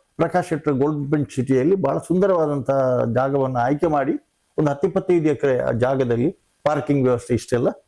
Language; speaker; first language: Kannada; non-native, local second language; Tulu